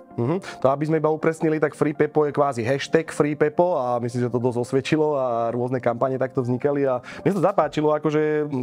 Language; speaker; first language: Slovak; native; Slovak